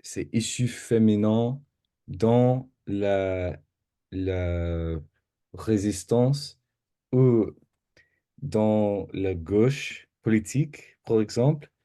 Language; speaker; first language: French; non-native, learner; English